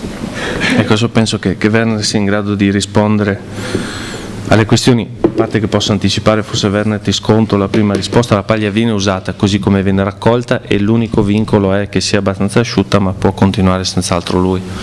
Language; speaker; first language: Italian; native; Italian